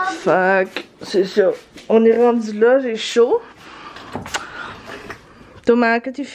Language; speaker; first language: French; native; French